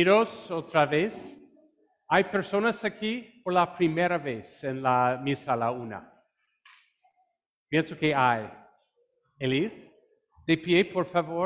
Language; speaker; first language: Spanish; non-native, fluent; English